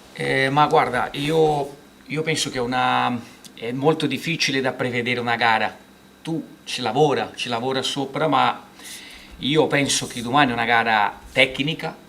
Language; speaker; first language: Italian; non-native, fluent; Portuguese